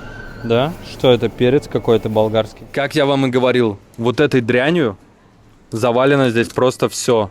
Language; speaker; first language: Russian; native; Russian